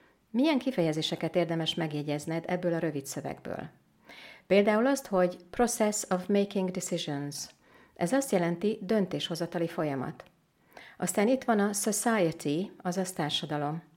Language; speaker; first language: Hungarian; native; Hungarian